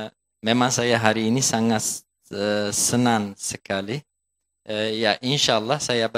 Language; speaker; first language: Indonesian; non-native, fluent; Turkish